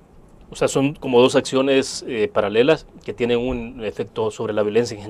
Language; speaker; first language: Spanish; native; Spanish